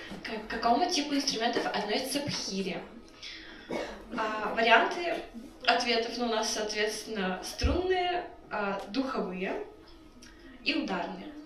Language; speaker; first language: Russian; native; Russian